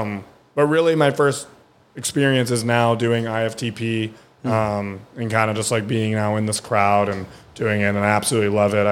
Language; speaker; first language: English; early bilingual, other home language; German